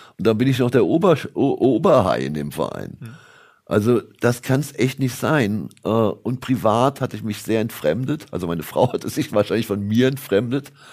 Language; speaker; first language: German; native; German